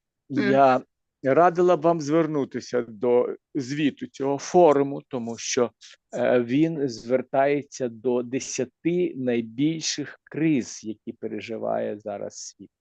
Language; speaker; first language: Ukrainian; native; Ukrainian